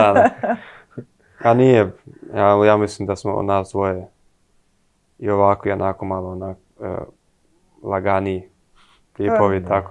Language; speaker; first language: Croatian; early bilingual, heritage; Croatian